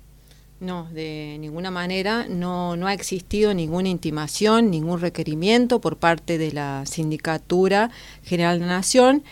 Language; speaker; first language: Spanish; native; Spanish